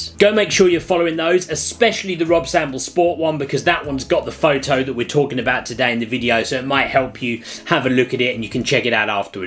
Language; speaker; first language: English; native; English